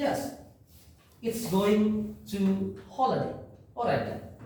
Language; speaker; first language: English; non-native, fluent; Indonesian